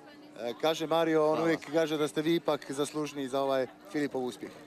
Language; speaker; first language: Croatian; native; Croatian